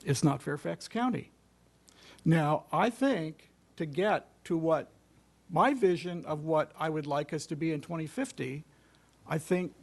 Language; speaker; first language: English; native; English